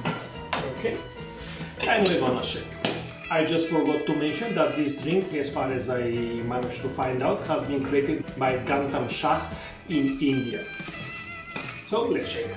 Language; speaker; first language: English; non-native, fluent; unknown